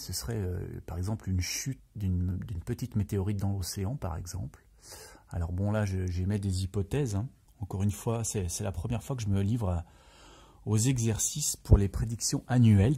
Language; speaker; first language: French; native; French